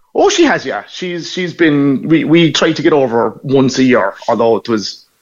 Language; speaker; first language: English; native; English